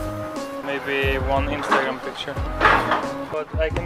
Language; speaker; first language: English; non-native, fluent; Swedish